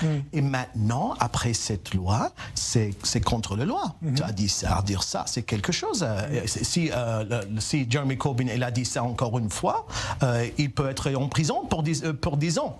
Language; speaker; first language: French; non-native, learner; English